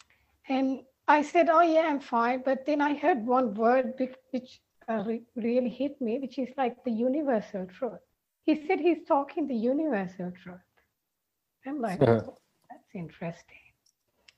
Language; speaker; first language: English; non-native, local second language; Sinhala